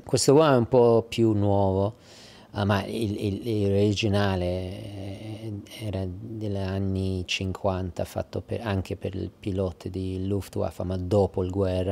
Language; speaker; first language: Italian; early bilingual, heritage; English